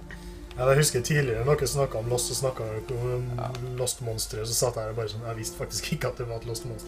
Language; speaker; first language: Norwegian; native; Norwegian